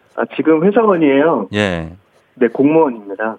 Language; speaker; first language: Korean; native; Korean